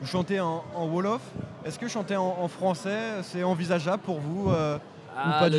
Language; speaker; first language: French; native; French